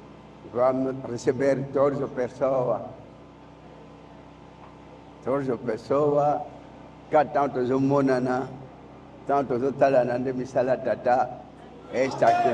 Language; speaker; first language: Portuguese; non-native, learner; Lingala